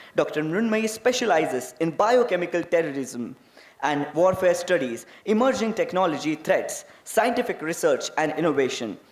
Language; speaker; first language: English; non-native, local second language; Marathi